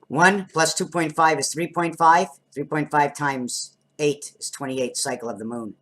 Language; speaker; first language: English; native; English